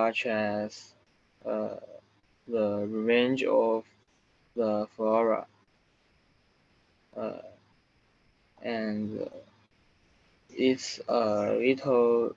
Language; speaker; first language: English; non-native, learner; Chinese